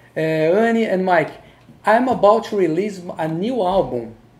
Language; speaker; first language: English; non-native, fluent; Portuguese